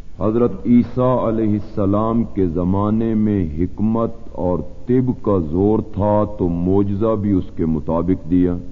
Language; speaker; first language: Urdu; non-native, local second language; Punjabi